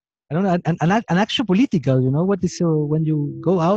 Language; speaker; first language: English; non-native, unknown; Spanish